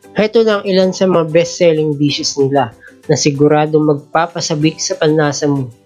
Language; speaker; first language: Filipino; native; Filipino